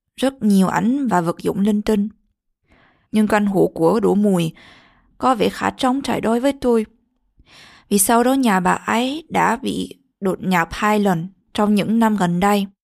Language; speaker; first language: Vietnamese; early bilingual, heritage; Vietnamese